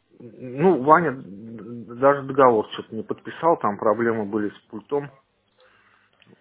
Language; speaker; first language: Russian; native; Russian